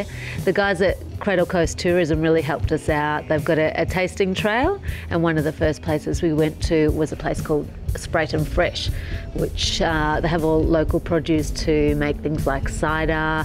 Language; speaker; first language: English; native; English